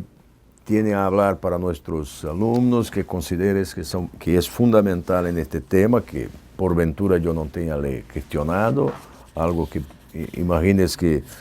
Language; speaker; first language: Spanish; non-native, fluent; Portuguese